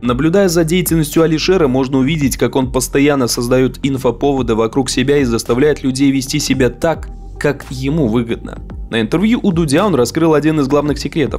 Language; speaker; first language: Russian; native; Russian